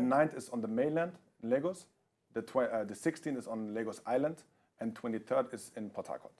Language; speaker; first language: English; non-native, fluent; German